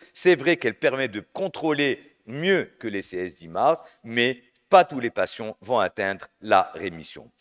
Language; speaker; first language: French; non-native, local second language; Arabic